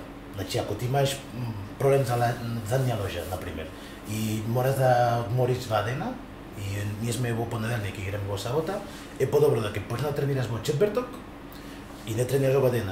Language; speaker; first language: Macedonian; non-native, learner; Spanish